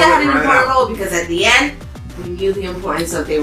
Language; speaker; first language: English; native; English